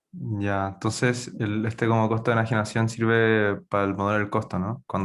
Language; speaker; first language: Spanish; native; Spanish